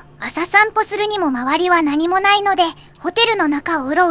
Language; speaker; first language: Japanese; native; Japanese